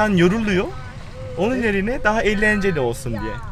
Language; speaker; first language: Turkish; non-native, fluent; Korean